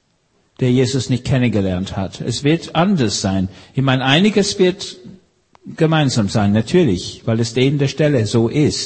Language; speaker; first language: German; non-native, fluent; English